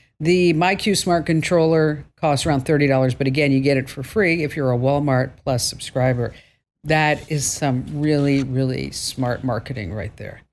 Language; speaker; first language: English; native; English